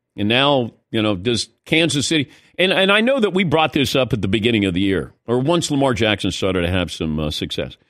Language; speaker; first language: English; native; English